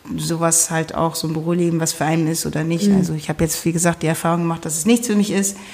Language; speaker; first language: German; native; German